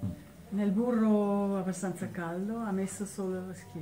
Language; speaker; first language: Italian; non-native, local second language; German